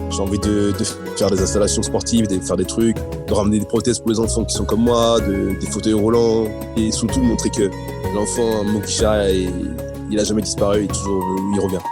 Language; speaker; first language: French; early bilingual, other home language; Rundi